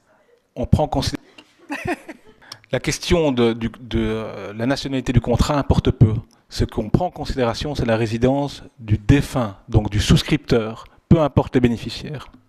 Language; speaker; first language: French; native; French